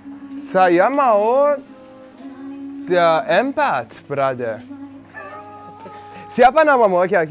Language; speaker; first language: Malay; non-native, learner; Persian